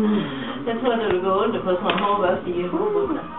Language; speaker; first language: Danish; native; Danish